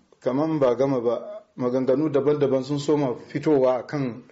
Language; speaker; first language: Hausa; non-native, local second language; Fula